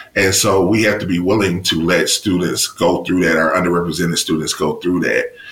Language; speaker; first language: English; native; English